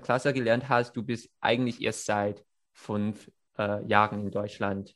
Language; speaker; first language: German; non-native, fluent; Chinese